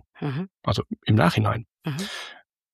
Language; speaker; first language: German; native; German